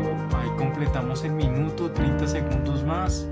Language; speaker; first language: Spanish; native; Spanish